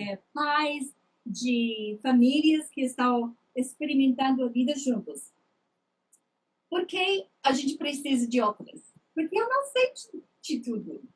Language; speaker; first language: Portuguese; non-native, fluent; English